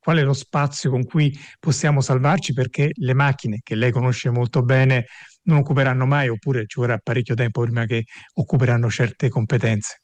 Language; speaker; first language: Italian; native; Italian